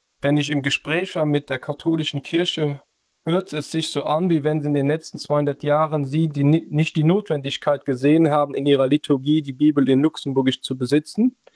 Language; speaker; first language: German; non-native, local second language; Luxembourgish